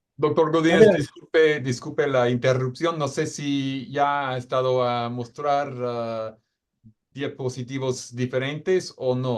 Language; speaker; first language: Spanish; non-native, fluent; English